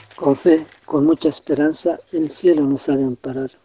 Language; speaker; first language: Spanish; native; Spanish